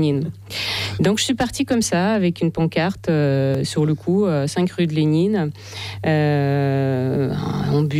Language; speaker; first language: French; non-native, fluent; Russian